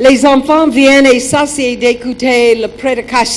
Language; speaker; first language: French; non-native, learner; German